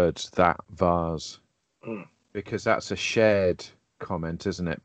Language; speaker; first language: English; native; English